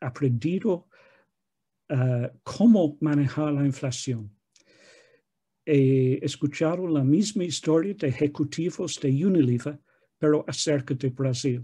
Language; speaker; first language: Spanish; non-native, fluent; English